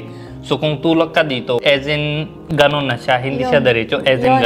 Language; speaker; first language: Filipino; non-native, learner; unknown